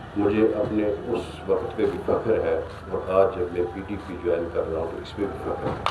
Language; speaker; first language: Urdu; non-native, local second language; Kashmiri